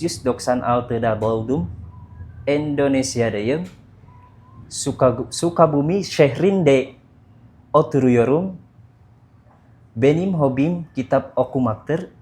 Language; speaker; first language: Turkish; non-native, learner; Indonesian